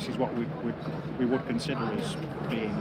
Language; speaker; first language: English; native; English